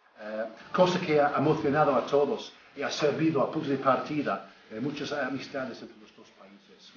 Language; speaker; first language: Spanish; non-native, fluent; English